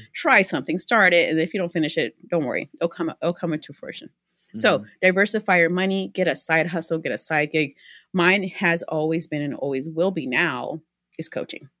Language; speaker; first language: English; early bilingual, other home language; Spanish